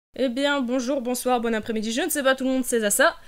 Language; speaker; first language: French; native; French